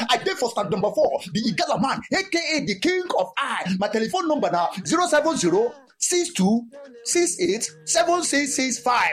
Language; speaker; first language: Nigerian Pidgin; non-native, local second language; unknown